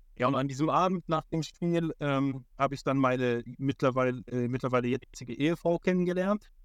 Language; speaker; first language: German; early bilingual, other home language; Polish